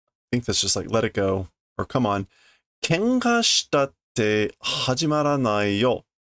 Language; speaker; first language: English; native; English